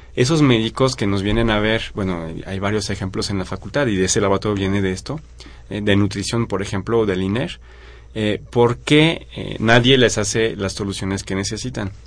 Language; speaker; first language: Spanish; non-native, fluent; French